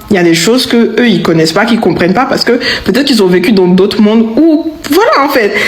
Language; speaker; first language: French; native; French